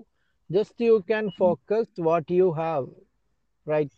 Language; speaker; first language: English; non-native, learner; Malayalam